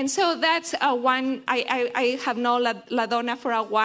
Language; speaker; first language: English; non-native, fluent; Spanish